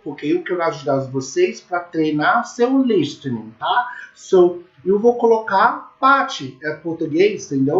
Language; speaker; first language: Portuguese; non-native, learner; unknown